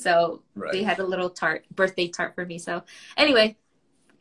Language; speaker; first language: English; early bilingual, other home language; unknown